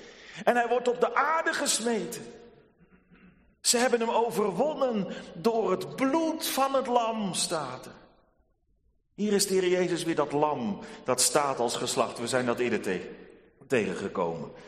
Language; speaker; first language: Dutch; native; Dutch